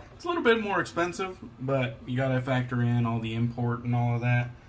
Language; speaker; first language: English; native; English